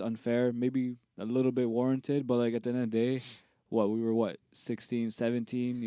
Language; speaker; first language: English; native; English